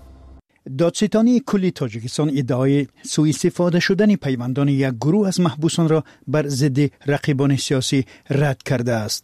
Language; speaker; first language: Persian; native; Persian